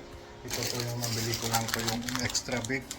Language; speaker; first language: Filipino; non-native, local second language; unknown